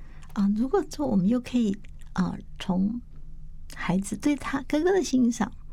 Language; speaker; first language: Chinese; native; Chinese